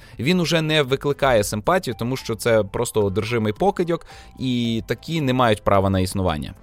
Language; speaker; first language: Ukrainian; native; Ukrainian